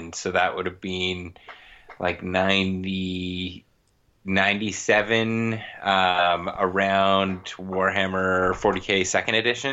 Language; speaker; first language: English; native; English